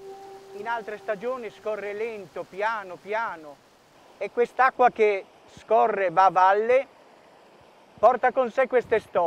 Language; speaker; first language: Italian; native; Italian